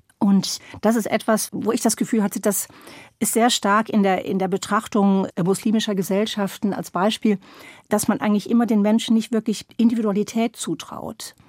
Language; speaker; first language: German; native; German